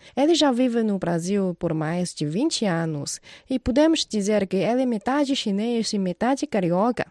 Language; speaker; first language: Portuguese; non-native, fluent; Chinese